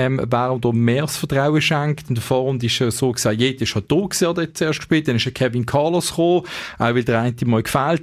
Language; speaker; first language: German; native; German